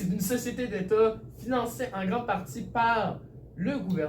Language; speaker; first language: French; native; French